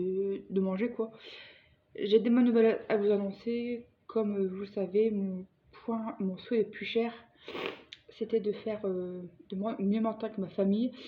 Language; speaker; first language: French; native; French